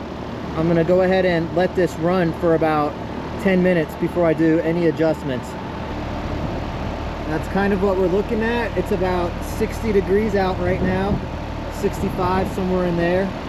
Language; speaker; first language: English; native; English